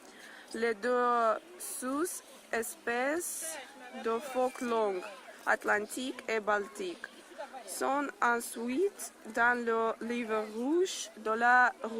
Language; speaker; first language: French; non-native, learner; Russian